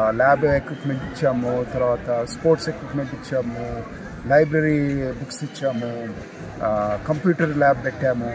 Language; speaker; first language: Telugu; native; Telugu